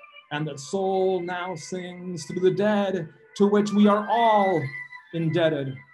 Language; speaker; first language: English; non-native, local second language; Spanish